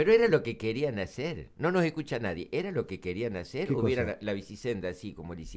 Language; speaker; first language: Spanish; native; Spanish